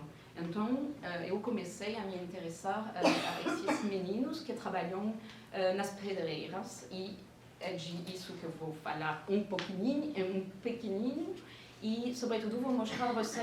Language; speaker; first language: Portuguese; non-native, fluent; French